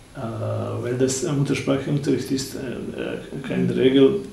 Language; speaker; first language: German; non-native, fluent; Bosnian